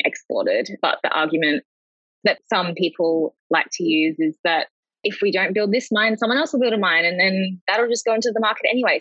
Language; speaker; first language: English; native; English